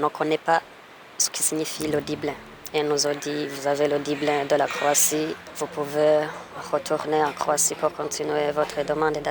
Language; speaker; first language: French; non-native, fluent; Rundi